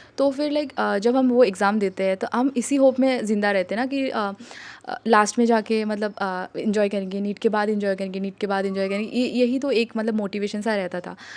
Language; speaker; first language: Hindi; non-native, local second language; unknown